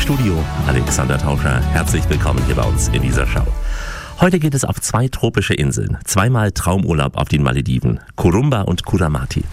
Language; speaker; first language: German; native; German